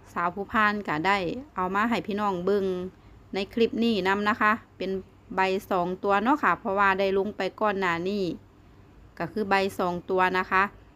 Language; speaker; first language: Thai; non-native, local second language; Northeastern Thai